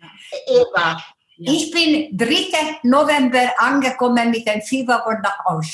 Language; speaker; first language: German; non-native, fluent; Hungarian